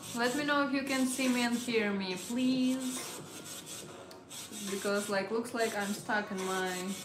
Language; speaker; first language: English; non-native, fluent; Russian